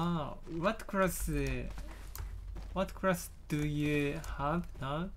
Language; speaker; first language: English; non-native, learner; Japanese